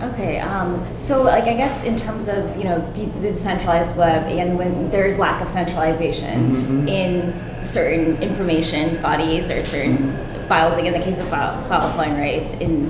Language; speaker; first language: English; native; English